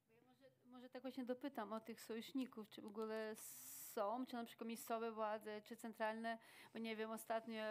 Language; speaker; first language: Polish; non-native, fluent; Ukrainian